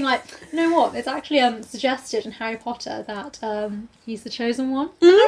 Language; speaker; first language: English; native; English